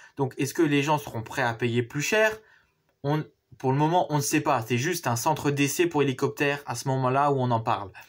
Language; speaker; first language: French; native; French